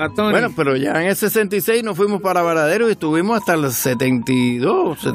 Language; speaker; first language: Spanish; native; Spanish